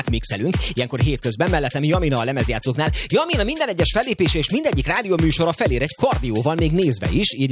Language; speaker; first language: Hungarian; native; Hungarian